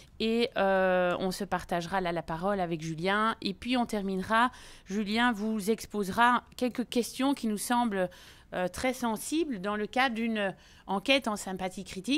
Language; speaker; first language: French; native; French